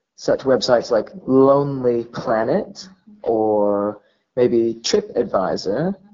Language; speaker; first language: English; native; English